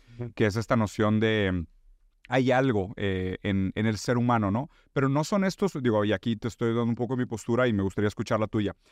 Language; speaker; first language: Spanish; non-native, fluent; Portuguese